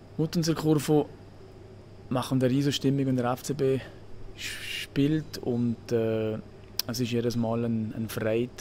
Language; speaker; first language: German; native; German